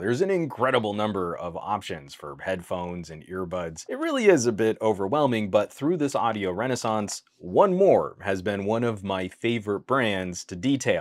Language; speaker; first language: English; native; English